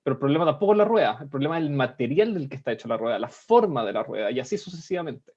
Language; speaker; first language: Spanish; native; Spanish